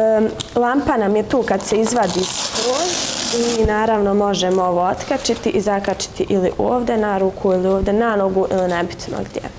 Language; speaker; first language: Bosnian; native; Bosnian